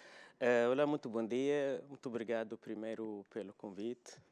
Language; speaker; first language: Portuguese; non-native, fluent; Arabic